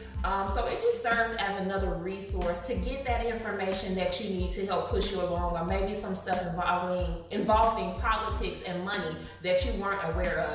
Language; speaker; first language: English; native; English